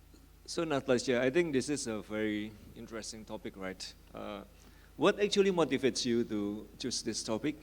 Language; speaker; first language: English; non-native, fluent; Indonesian